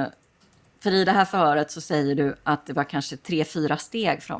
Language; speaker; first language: Swedish; native; Swedish